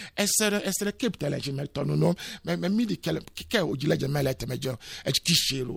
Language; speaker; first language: Hungarian; non-native, learner; Yoruba